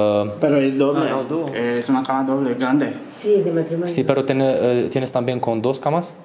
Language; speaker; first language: Spanish; non-native, learner; Romanian